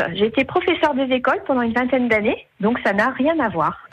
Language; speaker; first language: French; native; French